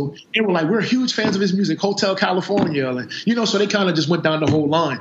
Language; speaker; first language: English; native; English